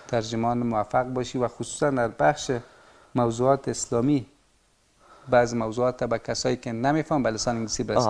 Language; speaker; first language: Persian; native; Persian